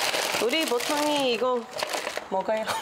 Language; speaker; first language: Korean; non-native, learner; English